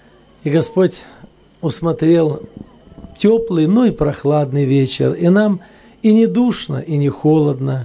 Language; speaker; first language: Russian; native; Russian